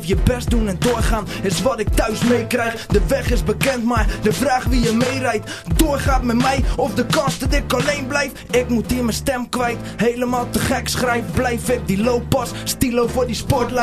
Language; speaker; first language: Dutch; native; Dutch